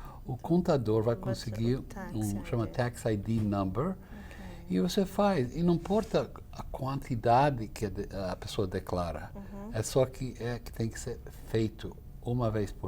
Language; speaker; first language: Portuguese; non-native, fluent; English